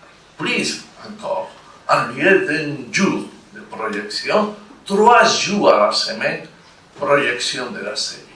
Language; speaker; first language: French; non-native, fluent; Spanish